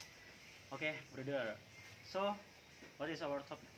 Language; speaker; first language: English; non-native, learner; Indonesian